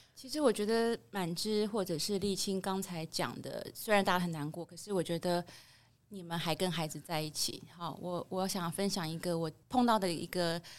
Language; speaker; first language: Chinese; native; Chinese